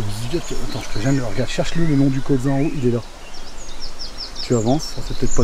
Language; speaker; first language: French; native; French